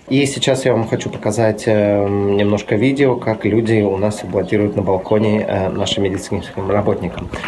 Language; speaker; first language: Russian; native; Russian